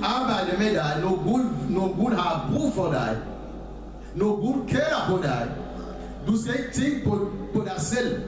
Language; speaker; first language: Danish; non-native, fluent; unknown